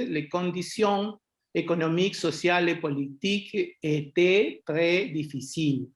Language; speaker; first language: French; non-native, fluent; Spanish